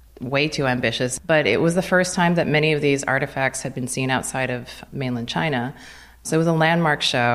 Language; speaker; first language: English; native; English